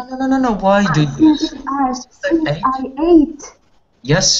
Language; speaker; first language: English; non-native, learner; Russian